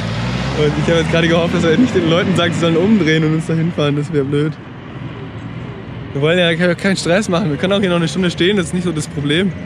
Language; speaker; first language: German; native; German